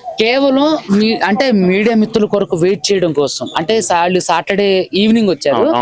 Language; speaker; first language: Telugu; native; Telugu